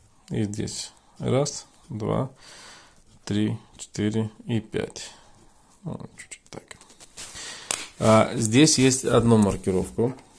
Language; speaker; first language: Russian; non-native, fluent; Romanian